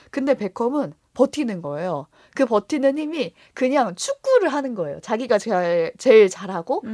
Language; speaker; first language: Korean; native; Korean